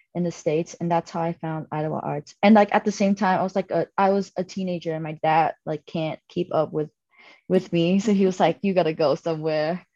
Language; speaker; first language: English; non-native, fluent; Vietnamese